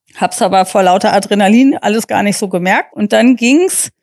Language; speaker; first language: German; non-native, fluent; English